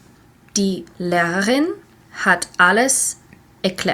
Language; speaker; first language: German; non-native, learner; English